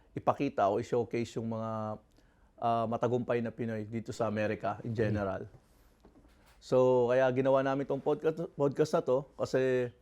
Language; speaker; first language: Filipino; non-native, local second language; Bikol